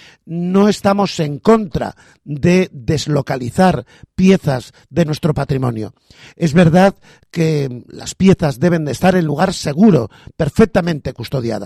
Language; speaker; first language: Spanish; native; Spanish